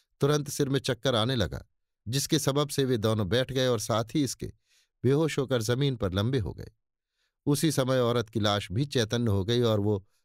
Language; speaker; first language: Hindi; native; Hindi